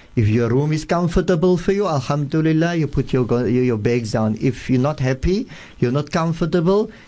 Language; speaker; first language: English; early bilingual, other home language; Afrikaans